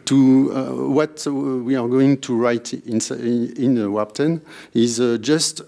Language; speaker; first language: English; non-native, fluent; French